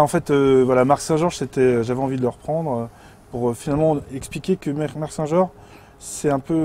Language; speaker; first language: French; native; French